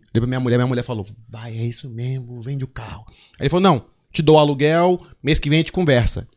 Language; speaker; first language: Portuguese; native; Portuguese